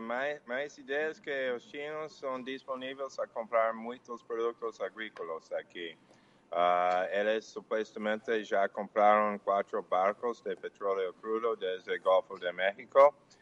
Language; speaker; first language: Portuguese; non-native, fluent; English